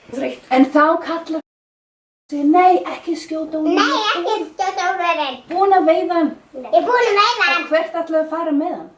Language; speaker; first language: Icelandic; non-native, fluent; Danish